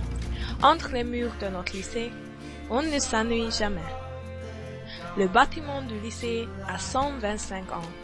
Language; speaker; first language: French; non-native, learner; Hungarian